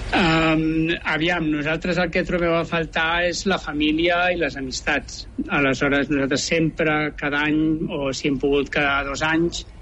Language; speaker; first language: Catalan; native; Catalan